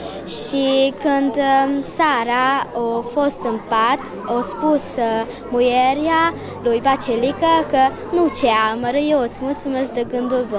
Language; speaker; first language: Romanian; non-native, local second language; Hungarian